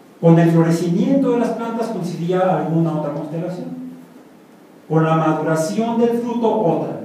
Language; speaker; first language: Spanish; native; Spanish